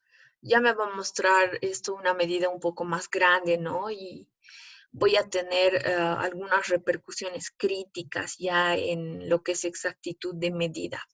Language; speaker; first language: Spanish; native; Spanish